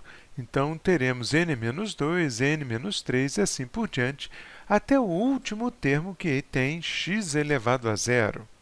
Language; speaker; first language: Portuguese; native; Portuguese